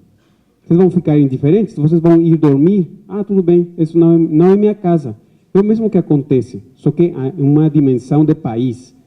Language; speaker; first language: Portuguese; non-native, fluent; Spanish